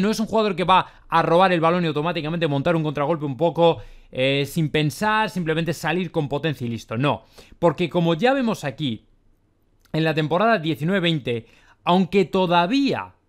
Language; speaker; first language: Spanish; native; Spanish